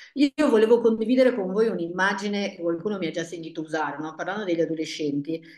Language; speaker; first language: Italian; native; Italian